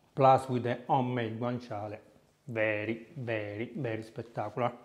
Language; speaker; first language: English; non-native, fluent; Italian